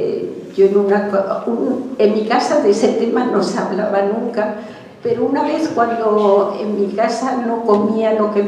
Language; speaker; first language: Spanish; early bilingual, other home language; Hungarian